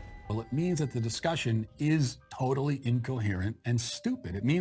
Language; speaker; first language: English; native; English